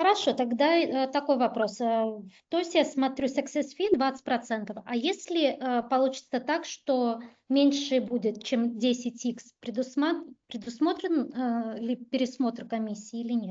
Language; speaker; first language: Russian; native; Russian